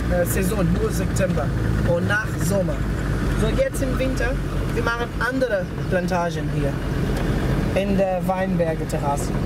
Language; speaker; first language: German; non-native, learner; Portuguese